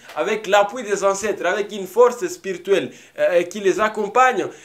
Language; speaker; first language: French; non-native, local second language; Swahili